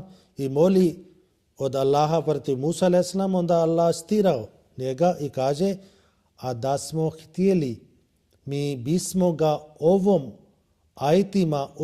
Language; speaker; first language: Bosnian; non-native, learner; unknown